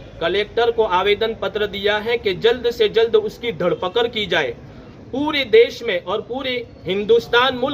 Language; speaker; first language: Urdu; non-native, local second language; Gujarati